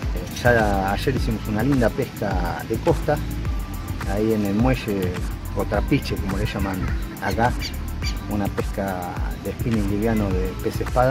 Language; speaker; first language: Spanish; native; Spanish